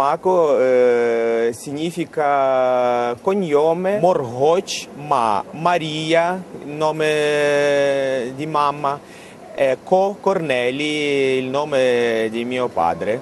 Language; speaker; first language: Italian; non-native, fluent; Ukrainian